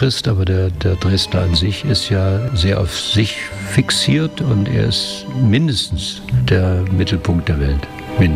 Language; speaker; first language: German; native; German